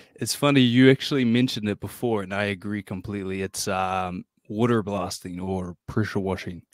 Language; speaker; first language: English; native; English